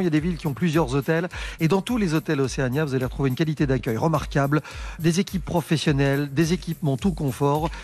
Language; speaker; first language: French; native; French